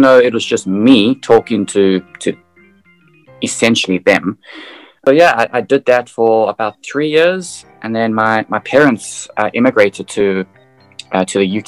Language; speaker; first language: English; native; English